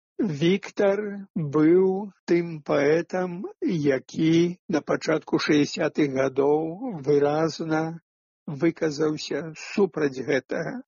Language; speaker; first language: Belarusian; native; Belarusian